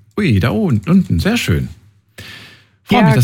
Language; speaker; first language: German; native; German